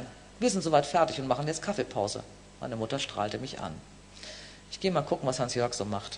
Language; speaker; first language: German; native; German